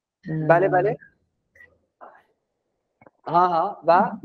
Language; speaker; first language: Persian; non-native, fluent; Urdu